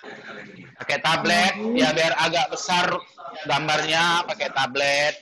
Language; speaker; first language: Indonesian; native; Indonesian